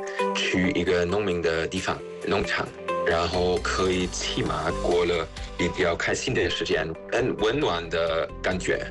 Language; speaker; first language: Chinese; non-native, fluent; German